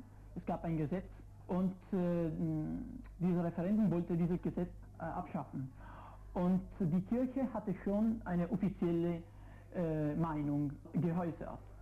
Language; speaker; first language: German; non-native, fluent; Italian